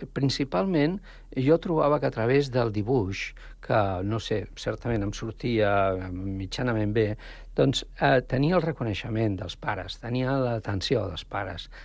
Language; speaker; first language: Catalan; non-native, local second language; Spanish